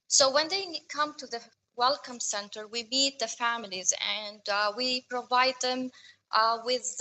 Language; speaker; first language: English; non-native, fluent; Arabic